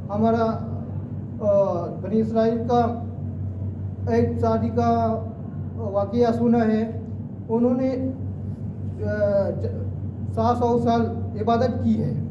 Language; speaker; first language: Hindi; non-native, fluent; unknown